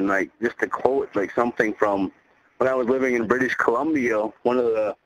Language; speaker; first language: English; native; English